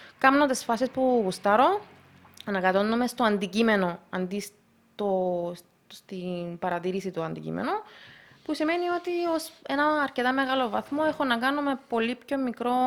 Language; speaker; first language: Greek; early bilingual, other home language; Russian